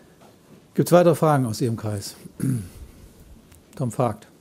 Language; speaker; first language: German; native; German